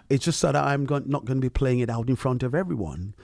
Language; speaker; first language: English; early bilingual, other home language; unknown